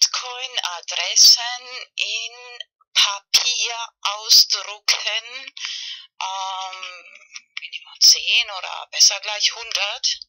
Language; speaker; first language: German; non-native, fluent; Spanish